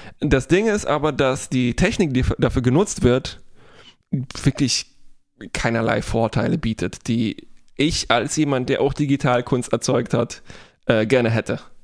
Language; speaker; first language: German; non-native, fluent; Polish